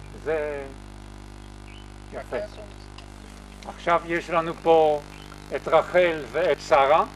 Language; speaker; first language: Hebrew; early bilingual, other home language; French